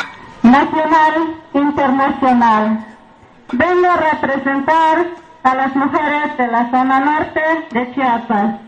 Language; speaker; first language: Spanish; non-native, local second language; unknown